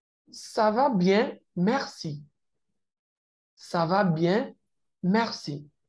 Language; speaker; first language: French; native; French